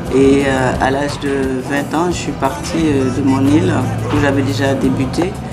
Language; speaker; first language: French; native; French